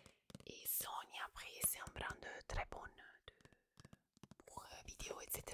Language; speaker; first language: French; non-native, fluent; Italian